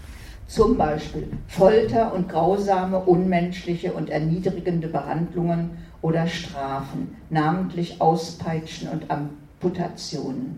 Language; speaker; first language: German; native; German